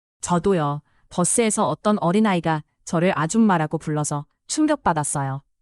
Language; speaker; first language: Korean; non-native, fluent; Chinese